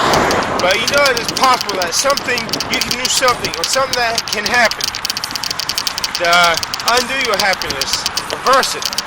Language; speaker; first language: English; native; English